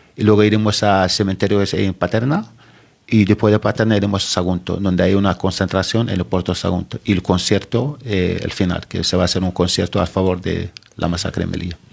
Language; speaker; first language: Spanish; non-native, fluent; Arabic